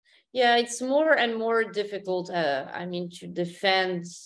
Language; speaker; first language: English; non-native, fluent; Arabic